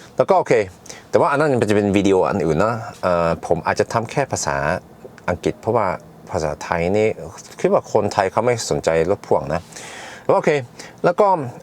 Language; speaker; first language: Thai; early bilingual, heritage; Thai